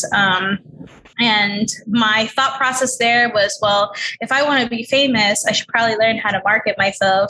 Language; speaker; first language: English; native; English